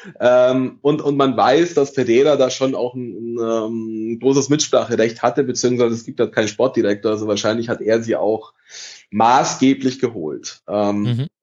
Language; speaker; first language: German; early bilingual, other home language; Italian